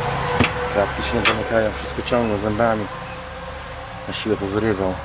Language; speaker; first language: Polish; native; Polish